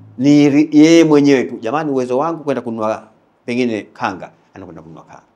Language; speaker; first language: Swahili; native; Swahili